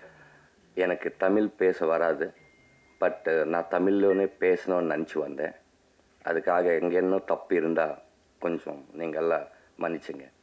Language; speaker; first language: Tamil; non-native, learner; Telugu